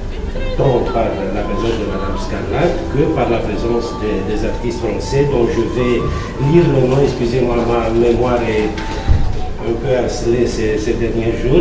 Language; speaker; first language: French; non-native, fluent; Romanian